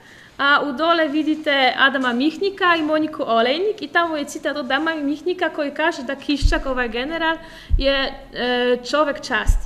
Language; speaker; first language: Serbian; non-native, fluent; Polish